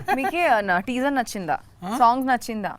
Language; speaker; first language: Telugu; non-native, learner; Bangla